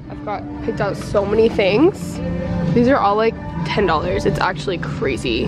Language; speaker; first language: English; native; English